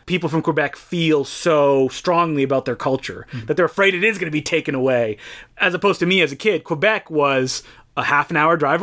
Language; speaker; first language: English; non-native, fluent; French